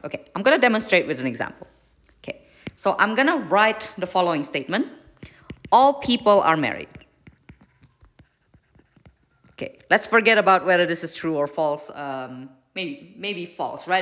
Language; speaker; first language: English; non-native, fluent; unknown